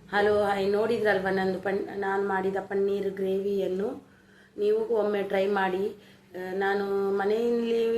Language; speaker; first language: Kannada; non-native, local second language; Tulu